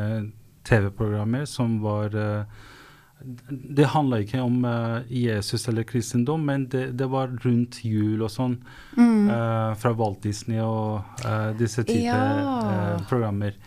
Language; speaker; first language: Norwegian; non-native, fluent; Persian